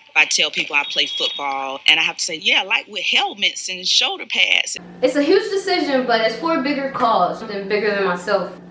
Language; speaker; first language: English; native; English